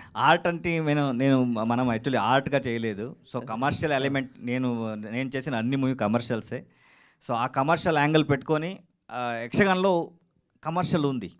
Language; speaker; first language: Telugu; non-native, learner; Kannada